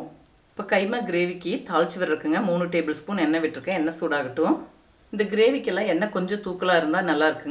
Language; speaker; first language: Tamil; native; Tamil